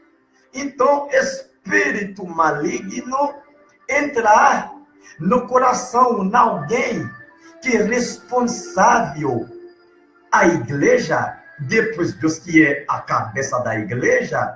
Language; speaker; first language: Portuguese; non-native, learner; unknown